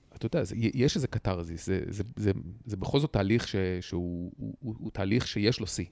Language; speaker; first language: Hebrew; native; Hebrew